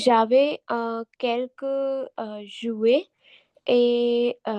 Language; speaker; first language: French; non-native, learner; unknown